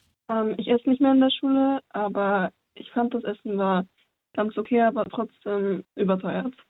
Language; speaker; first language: German; early bilingual, other home language; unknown